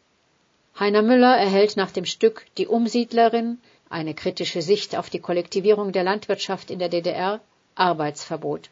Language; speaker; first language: German; native; German